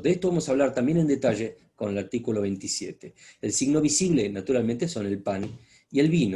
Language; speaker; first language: Spanish; native; Spanish